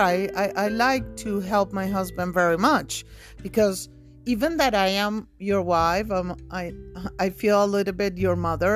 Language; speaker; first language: English; non-native, fluent; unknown